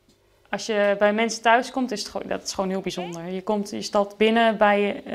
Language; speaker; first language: Dutch; native; Dutch